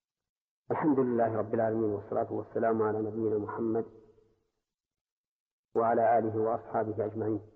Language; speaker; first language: Arabic; native; Arabic